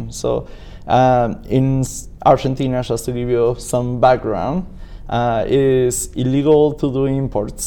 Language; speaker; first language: English; non-native, fluent; Spanish